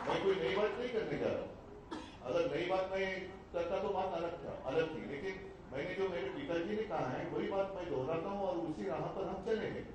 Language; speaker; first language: Hindi; non-native, local second language; Marathi